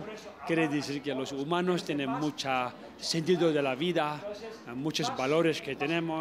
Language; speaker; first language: Spanish; non-native, learner; Tibetan